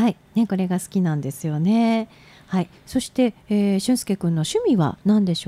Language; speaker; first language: Japanese; native; Japanese